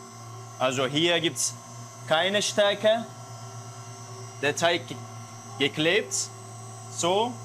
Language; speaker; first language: German; non-native, learner; Turkish